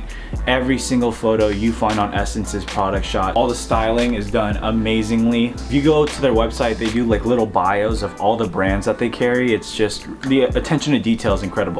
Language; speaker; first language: English; native; English